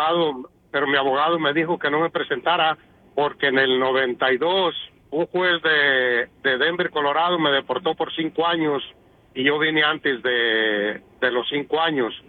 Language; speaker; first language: Spanish; native; Spanish